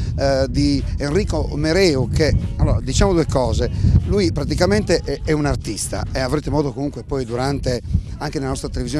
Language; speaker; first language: Italian; native; Italian